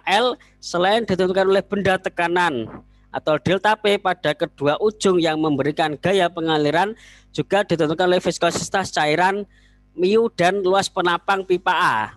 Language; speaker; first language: Indonesian; native; Indonesian